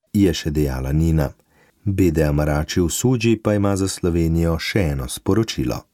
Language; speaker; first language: Slovenian; native; Slovenian